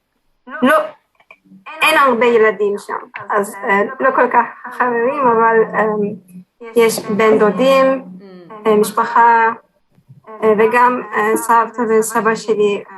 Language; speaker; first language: Hebrew; non-native, learner; Turkish